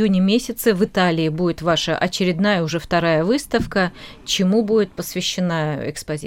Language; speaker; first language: Russian; native; Russian